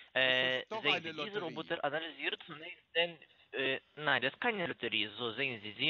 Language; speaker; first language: German; non-native, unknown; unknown